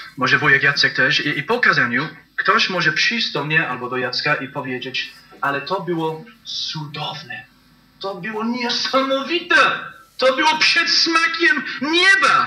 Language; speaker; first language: Polish; non-native, learner; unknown